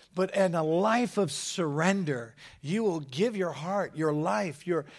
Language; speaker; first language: English; native; English